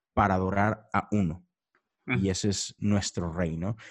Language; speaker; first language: Spanish; native; Spanish